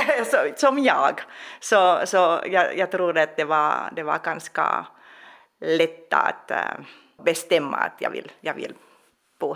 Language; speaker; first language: Swedish; non-native, local second language; Finnish